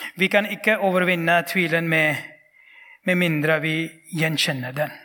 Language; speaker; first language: Norwegian; non-native, fluent; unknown